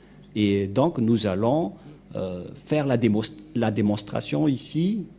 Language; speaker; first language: French; non-native, local second language; Malagasy